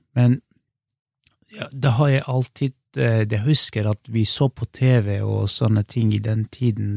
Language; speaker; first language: Norwegian; non-native, fluent; Kurdish